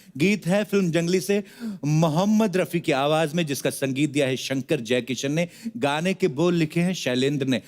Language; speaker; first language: Hindi; non-native, local second language; Punjabi